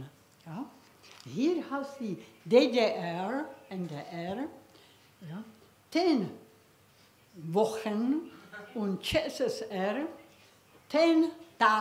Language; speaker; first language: German; non-native, learner; Czech